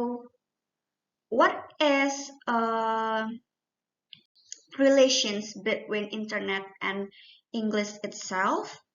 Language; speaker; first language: English; non-native, learner; Indonesian